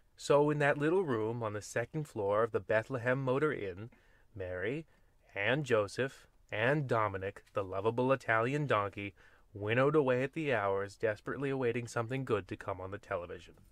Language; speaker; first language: English; native; English